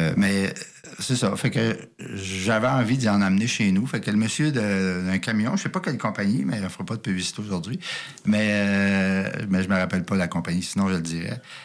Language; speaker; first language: French; native; French